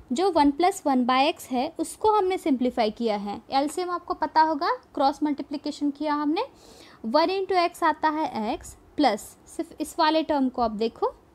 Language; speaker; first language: Hindi; non-native, local second language; Marathi